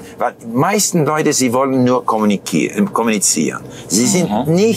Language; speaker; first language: German; non-native, fluent; English